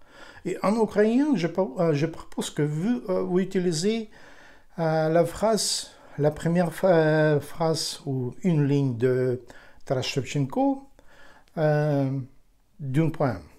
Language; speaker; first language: French; non-native, fluent; Ukrainian